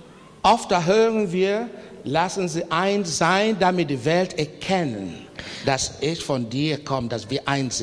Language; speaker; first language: German; non-native, learner; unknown